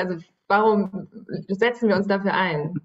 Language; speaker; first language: German; native; German